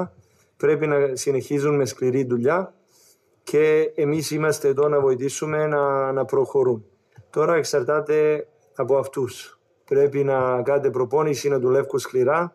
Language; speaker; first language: Greek; non-native, learner; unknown